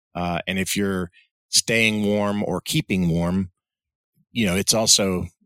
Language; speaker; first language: English; early bilingual, other home language; Spanish